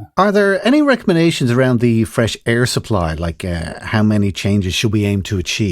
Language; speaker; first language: English; native; English